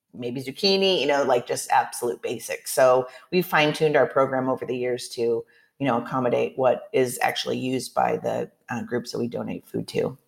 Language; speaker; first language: English; native; English